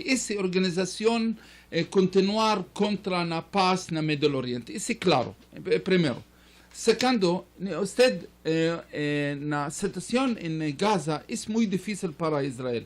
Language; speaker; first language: Spanish; non-native, learner; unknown